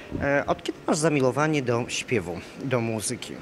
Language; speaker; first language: Polish; native; Polish